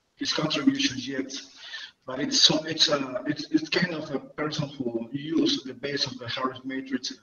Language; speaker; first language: English; non-native, fluent; Spanish